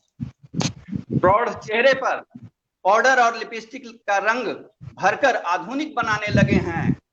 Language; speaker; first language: Hindi; non-native, local second language; Magahi